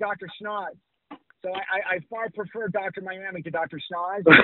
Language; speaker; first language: English; native; English